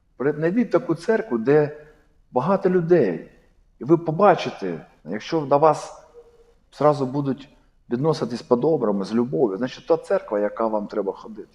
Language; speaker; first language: Ukrainian; non-native, local second language; Russian